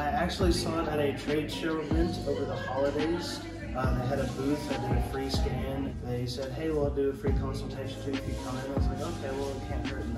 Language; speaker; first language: English; native; English